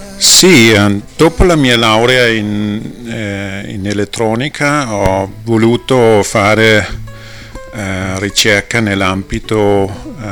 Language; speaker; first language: Italian; non-native, fluent; Danish